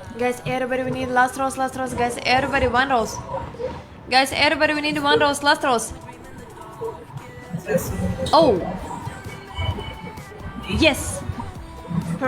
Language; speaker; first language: English; non-native, learner; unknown